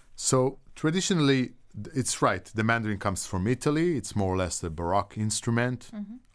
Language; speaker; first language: English; non-native, fluent; Hebrew